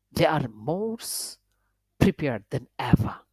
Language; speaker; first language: English; non-native, local second language; Bangla